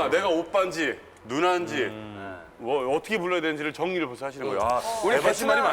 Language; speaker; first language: Korean; native; Korean